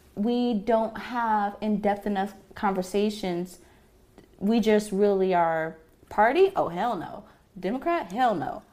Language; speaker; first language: English; native; English